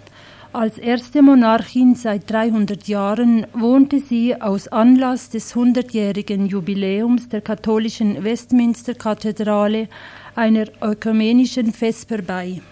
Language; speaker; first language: German; native; German